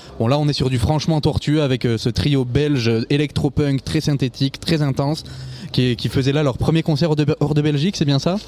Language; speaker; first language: French; native; French